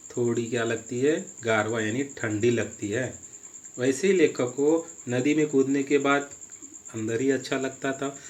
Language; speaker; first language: Hindi; non-native, local second language; Marathi